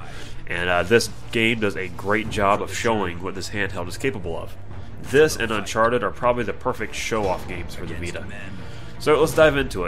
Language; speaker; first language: English; native; English